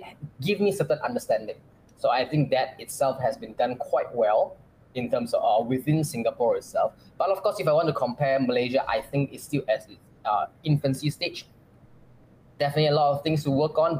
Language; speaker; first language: English; non-native, local second language; Chinese